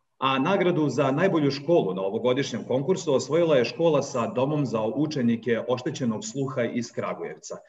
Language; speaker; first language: Serbian; native; Serbian